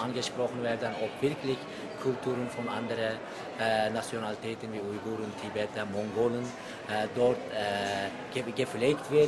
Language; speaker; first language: German; non-native, fluent; Uyghur